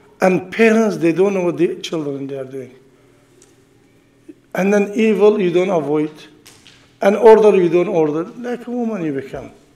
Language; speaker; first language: English; non-native, learner; Arabic